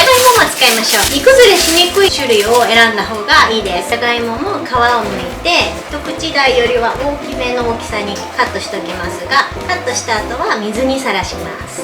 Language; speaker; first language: Japanese; native; Japanese